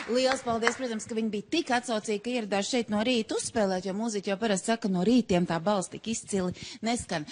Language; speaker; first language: Latvian; native; Latvian